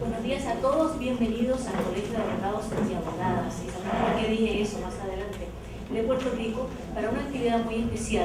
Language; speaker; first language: Spanish; native; Spanish